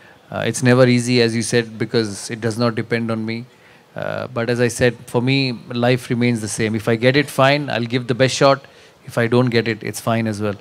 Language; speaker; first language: English; non-native, local second language; Bangla